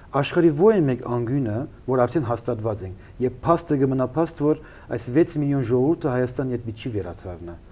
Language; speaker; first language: Armenian; early bilingual, heritage; Armenian